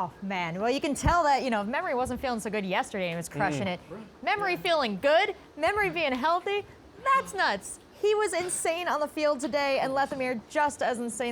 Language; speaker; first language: English; native; English